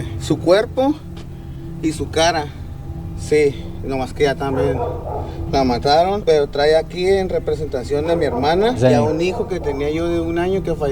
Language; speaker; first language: Spanish; native; Spanish